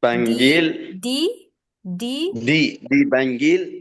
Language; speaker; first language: Indonesian; non-native, learner; Arabic